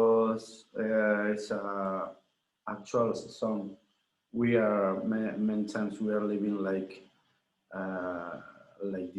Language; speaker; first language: English; non-native, learner; Spanish